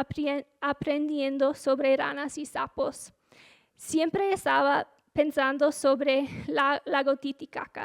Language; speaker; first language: Spanish; non-native, fluent; English